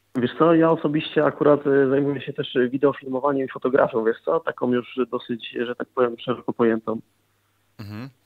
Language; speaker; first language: Polish; native; Polish